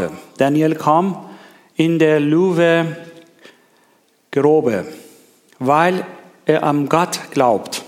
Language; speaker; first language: German; non-native, learner; Persian